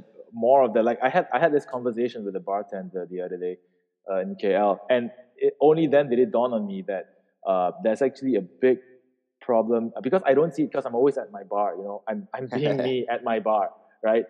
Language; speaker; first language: English; non-native, local second language; Min Nan Chinese